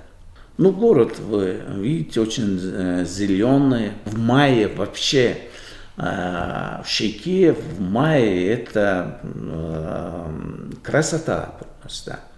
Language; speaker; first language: Russian; non-native, local second language; Azerbaijani